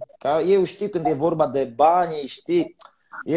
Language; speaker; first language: Romanian; non-native, learner; Polish